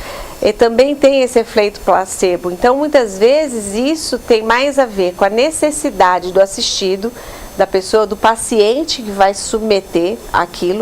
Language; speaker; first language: Portuguese; native; Portuguese